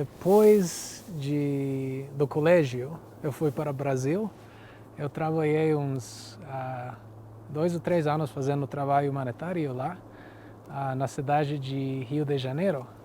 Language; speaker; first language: Portuguese; non-native, fluent; English